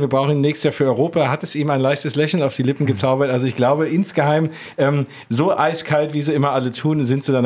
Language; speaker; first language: German; native; German